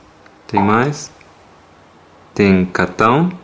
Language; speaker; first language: Portuguese; non-native, fluent; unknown